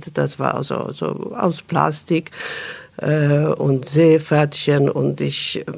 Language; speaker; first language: German; non-native, fluent; Polish